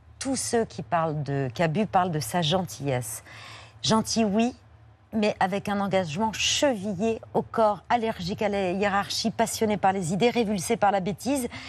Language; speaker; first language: French; native; French